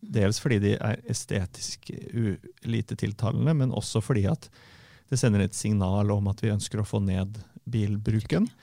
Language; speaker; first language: Norwegian; native; Norwegian